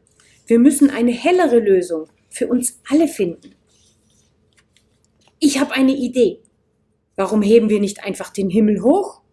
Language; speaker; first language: German; native; German